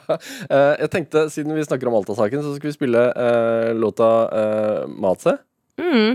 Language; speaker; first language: Norwegian; native; Norwegian